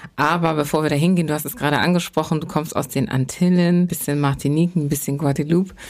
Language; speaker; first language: German; native; German